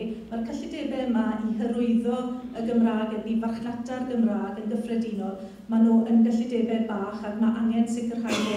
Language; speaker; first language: Welsh; native; Welsh